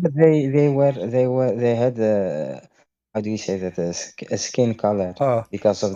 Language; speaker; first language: English; non-native, fluent; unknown